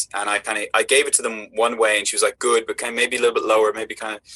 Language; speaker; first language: English; native; English